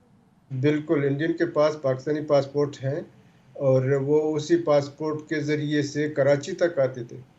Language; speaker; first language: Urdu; non-native, local second language; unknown